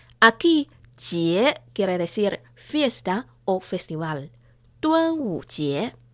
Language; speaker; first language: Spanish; non-native, fluent; Chinese